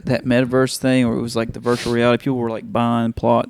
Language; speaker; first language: English; native; English